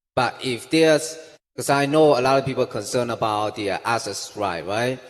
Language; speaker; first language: English; non-native, fluent; Chinese